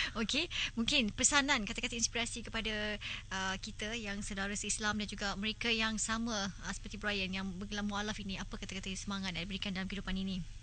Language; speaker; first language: Malay; native; Malay